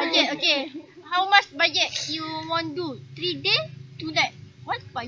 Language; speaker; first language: English; non-native, learner; Malay